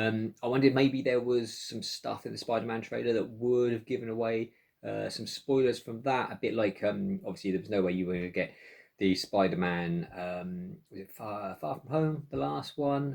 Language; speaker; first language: English; native; English